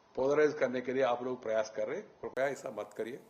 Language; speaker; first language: Hindi; non-native, local second language; Telugu